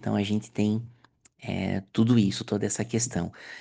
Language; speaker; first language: Portuguese; native; Portuguese